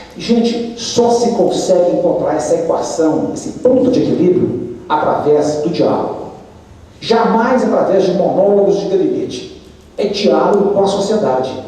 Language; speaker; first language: Portuguese; native; Portuguese